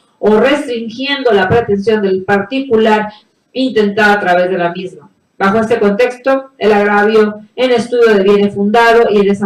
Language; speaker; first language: Spanish; native; Spanish